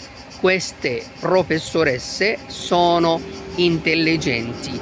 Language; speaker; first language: Italian; non-native, fluent; Arabic